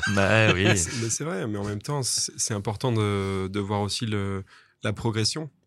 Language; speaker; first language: French; native; French